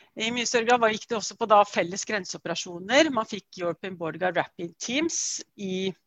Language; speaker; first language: Norwegian; native; Norwegian